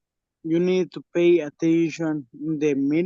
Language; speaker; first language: English; non-native, learner; Spanish